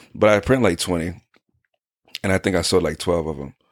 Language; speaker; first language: English; native; English